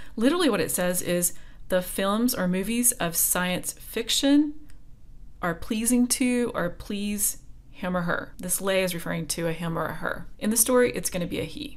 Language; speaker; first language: English; native; English